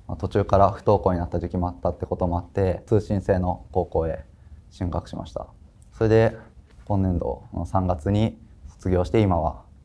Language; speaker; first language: Japanese; native; Japanese